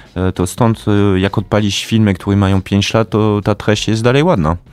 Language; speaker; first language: Polish; native; Polish